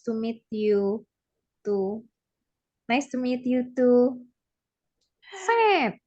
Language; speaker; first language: English; non-native, learner; Indonesian